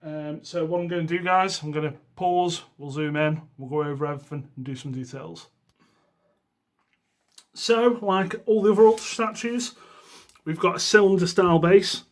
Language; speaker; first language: English; native; English